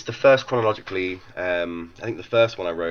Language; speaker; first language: English; native; English